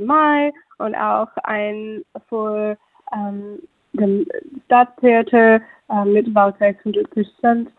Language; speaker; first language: German; non-native, fluent; English